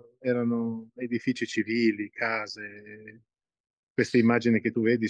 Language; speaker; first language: Italian; native; Italian